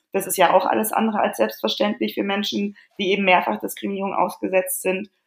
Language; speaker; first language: German; early bilingual, other home language; Polish